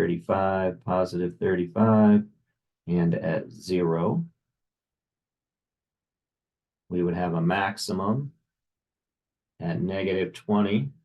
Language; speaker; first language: English; native; English